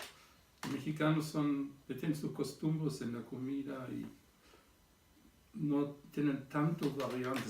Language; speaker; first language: Spanish; non-native, fluent; German